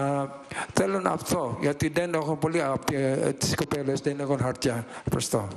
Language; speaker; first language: Greek; non-native, learner; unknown